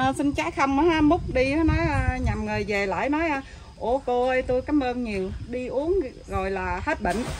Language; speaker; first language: Vietnamese; non-native, local second language; Khmer